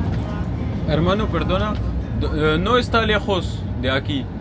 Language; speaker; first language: Spanish; non-native, learner; French